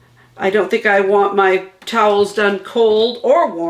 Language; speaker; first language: English; native; English